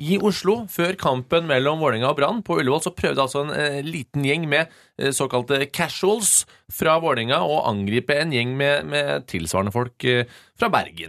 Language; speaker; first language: Norwegian; native; Norwegian